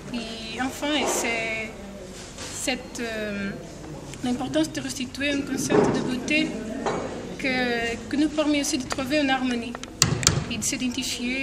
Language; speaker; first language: French; non-native, fluent; Portuguese